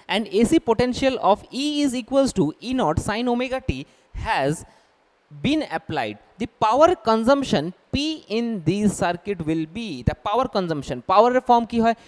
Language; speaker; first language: English; non-native, local second language; Bangla